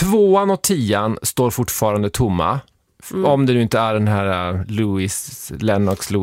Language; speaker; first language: Swedish; native; Swedish